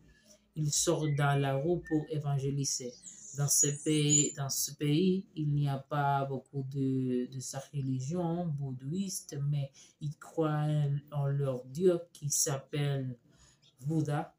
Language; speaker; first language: French; non-native, learner; Spanish